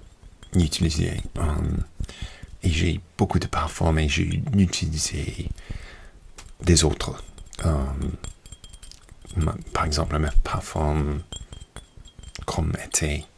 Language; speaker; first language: French; non-native, learner; English